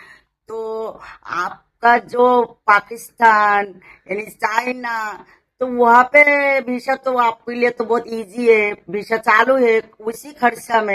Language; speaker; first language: Hindi; non-native, local second language; Bangla